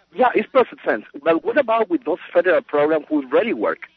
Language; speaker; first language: English; non-native, learner; Spanish